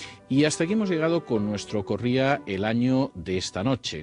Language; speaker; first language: Spanish; native; Spanish